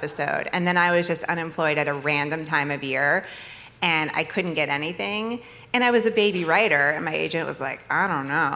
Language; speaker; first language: English; native; English